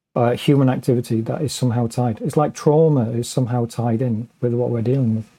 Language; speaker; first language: English; native; English